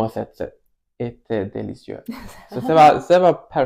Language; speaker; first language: French; non-native, learner; Swedish